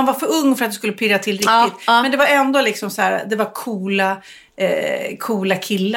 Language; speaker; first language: Swedish; native; Swedish